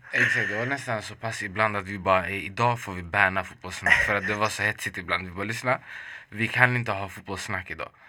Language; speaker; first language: Swedish; early bilingual, other home language; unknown